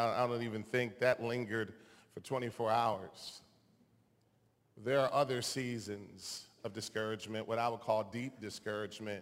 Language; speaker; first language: English; native; English